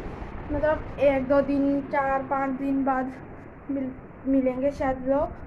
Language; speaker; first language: Hindi; native; Hindi